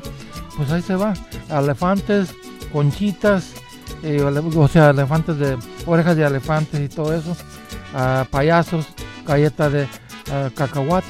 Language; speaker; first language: Spanish; early bilingual, heritage; Spanish